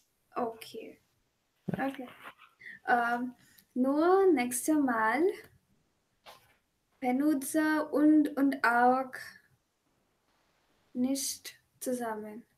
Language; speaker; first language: German; non-native, learner; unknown